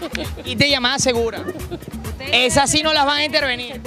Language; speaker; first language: Spanish; native; Spanish